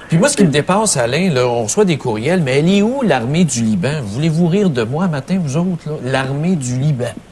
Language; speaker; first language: French; native; French